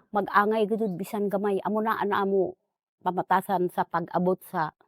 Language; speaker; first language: Cebuano; non-native, local second language; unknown